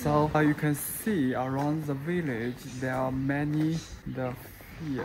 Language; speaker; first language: English; non-native, fluent; Chinese